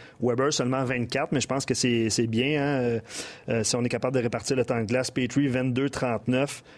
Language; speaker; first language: French; native; French